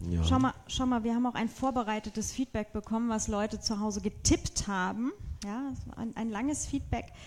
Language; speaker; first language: German; native; German